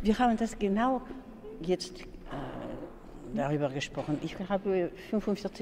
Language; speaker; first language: German; non-native, learner; Spanish